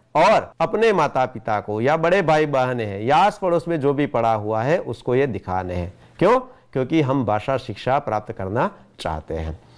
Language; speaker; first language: Hindi; non-native, local second language; Gujarati